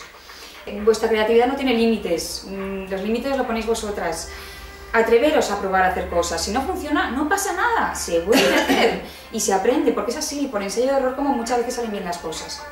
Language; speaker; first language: Spanish; native; Spanish